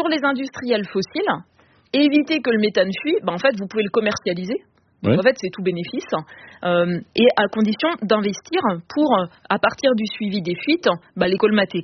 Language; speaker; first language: French; native; French